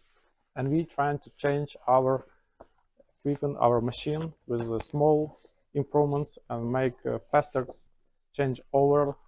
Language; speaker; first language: English; non-native, learner; Ukrainian